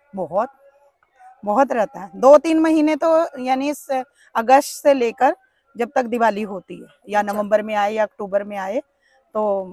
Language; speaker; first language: Hindi; native; Hindi